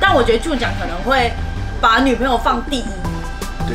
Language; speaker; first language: Chinese; native; Chinese